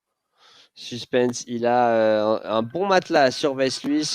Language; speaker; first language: French; native; French